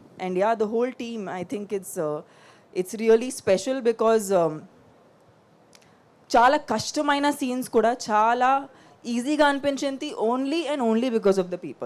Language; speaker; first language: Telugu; non-native, local second language; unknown